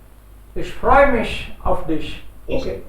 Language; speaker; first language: German; non-native, fluent; Hindi